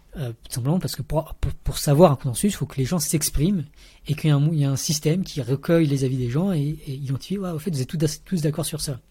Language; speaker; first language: French; early bilingual, other home language; Vietnamese